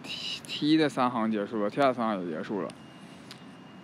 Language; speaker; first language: Chinese; native; Chinese